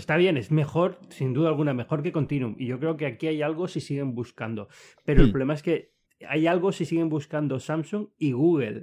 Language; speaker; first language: Spanish; native; Spanish